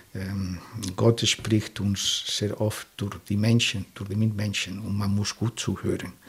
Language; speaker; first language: German; non-native, fluent; French